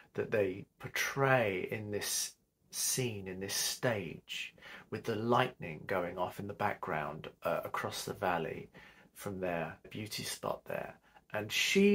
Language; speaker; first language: English; native; English